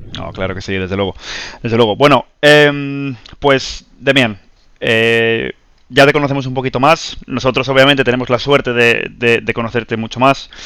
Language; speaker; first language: Spanish; native; Spanish